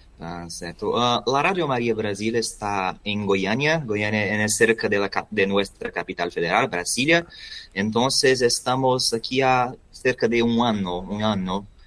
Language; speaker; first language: Spanish; non-native, learner; Portuguese